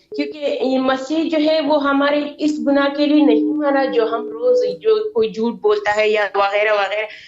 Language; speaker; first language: Hindi; non-native, fluent; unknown